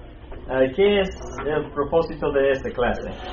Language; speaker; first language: Spanish; non-native, fluent; English